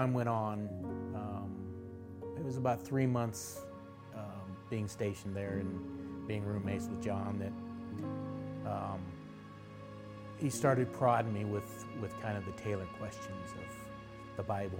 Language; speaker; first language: English; native; English